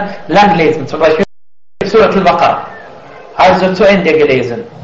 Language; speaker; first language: German; non-native, fluent; Arabic